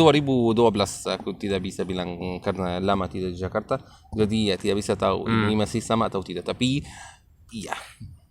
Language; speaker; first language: Indonesian; non-native, learner; Arabic